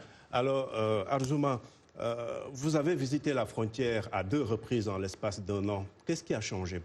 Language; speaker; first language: French; native; French